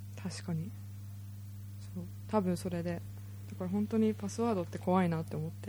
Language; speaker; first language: Japanese; early bilingual, heritage; Japanese